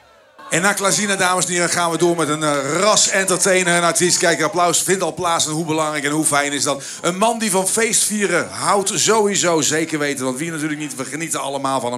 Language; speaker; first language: Dutch; native; Dutch